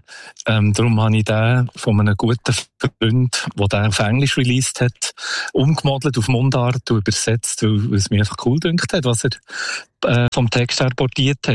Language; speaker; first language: German; native; German